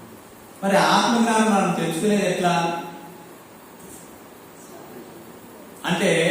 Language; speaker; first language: Telugu; native; Telugu